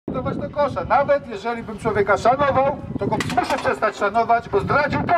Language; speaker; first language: Polish; native; Polish